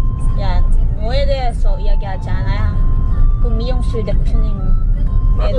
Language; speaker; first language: Korean; non-native, learner; Filipino